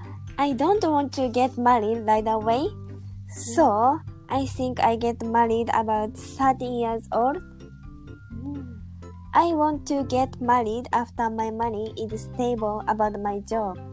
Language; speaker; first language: English; non-native, learner; Japanese